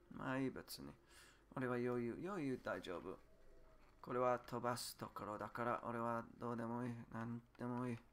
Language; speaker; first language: Japanese; non-native, learner; English